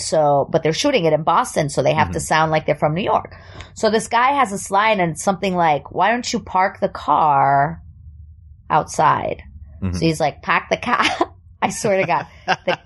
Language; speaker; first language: English; early bilingual, other home language; German